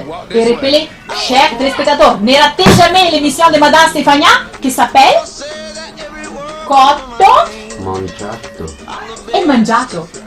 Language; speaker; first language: French; non-native, fluent; Italian